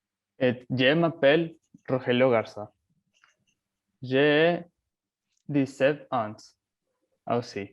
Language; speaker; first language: French; non-native, learner; Spanish